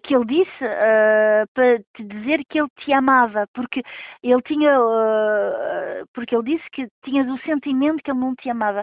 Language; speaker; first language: Portuguese; early bilingual, heritage; Portuguese